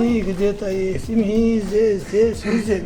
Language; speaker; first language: Russian; non-native, local second language; Georgian